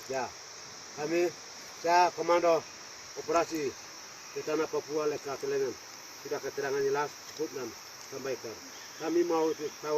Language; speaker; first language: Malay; non-native, local second language; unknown